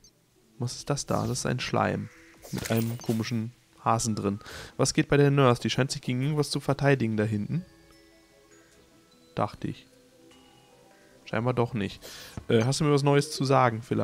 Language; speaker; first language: German; native; German